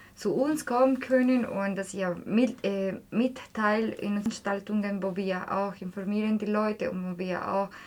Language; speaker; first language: German; non-native, fluent; Spanish